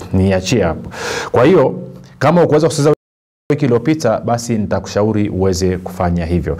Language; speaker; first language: Swahili; native; Swahili